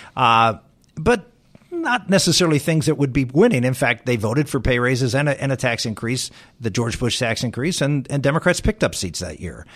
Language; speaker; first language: English; native; English